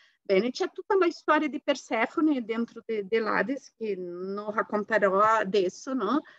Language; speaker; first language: Italian; non-native, fluent; Portuguese